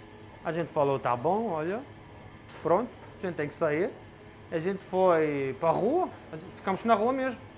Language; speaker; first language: Portuguese; non-native, fluent; Arabic